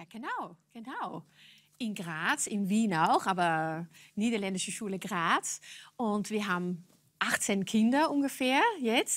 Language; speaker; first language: German; non-native, fluent; Dutch